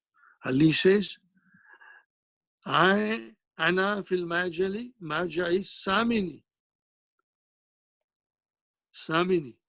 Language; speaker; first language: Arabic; non-native, fluent; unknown